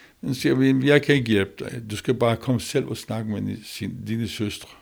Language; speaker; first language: Danish; non-native, learner; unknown